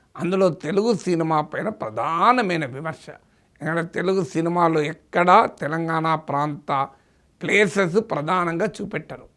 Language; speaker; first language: Telugu; native; Telugu